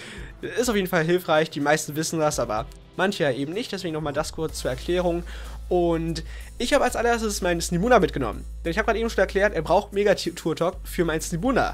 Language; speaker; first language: German; native; German